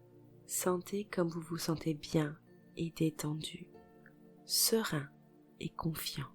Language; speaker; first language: French; native; French